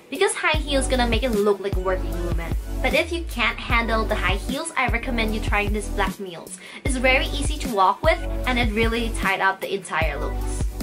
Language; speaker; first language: English; non-native, fluent; Thai